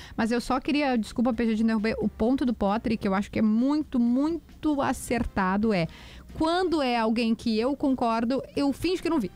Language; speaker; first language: Portuguese; native; Portuguese